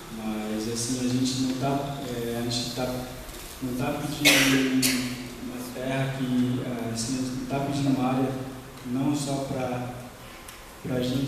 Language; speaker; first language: Portuguese; non-native, local second language; Guarani